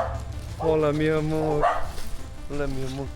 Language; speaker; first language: Spanish; non-native, learner; English